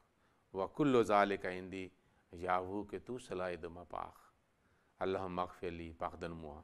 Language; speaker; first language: French; non-native, local second language; Wolof